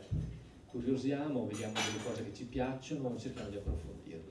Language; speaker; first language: Italian; native; Italian